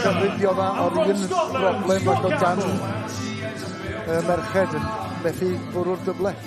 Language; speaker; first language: Welsh; native; Welsh